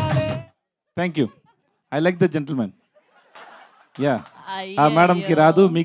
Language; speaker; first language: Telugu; non-native, learner; Tamil